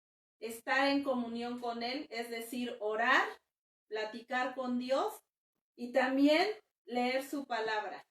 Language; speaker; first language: Spanish; native; Spanish